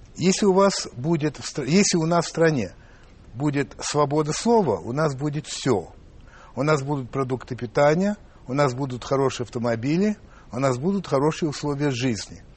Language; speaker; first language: Russian; early bilingual, other home language; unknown